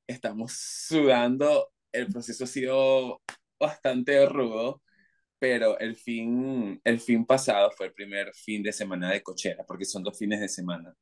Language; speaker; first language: Spanish; native; Spanish